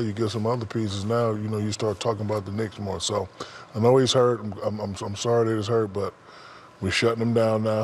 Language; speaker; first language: English; native; English